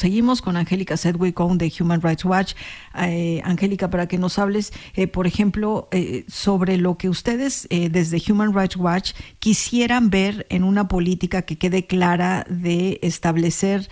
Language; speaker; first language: Spanish; native; Spanish